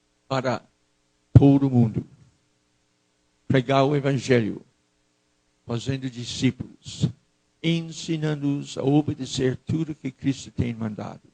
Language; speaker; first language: Portuguese; non-native, fluent; English